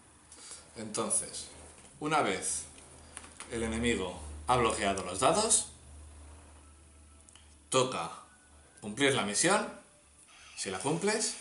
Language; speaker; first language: Spanish; native; Spanish